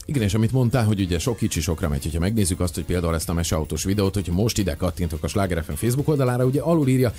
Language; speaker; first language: Hungarian; native; Hungarian